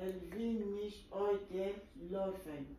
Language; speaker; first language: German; non-native, learner; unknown